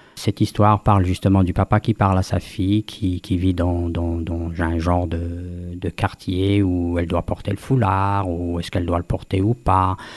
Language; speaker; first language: French; non-native, local second language; Kabyle